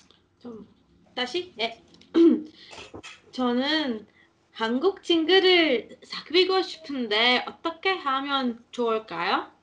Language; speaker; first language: Korean; non-native, learner; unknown